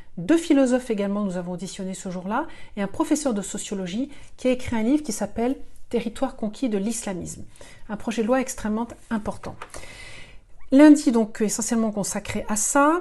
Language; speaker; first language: French; native; French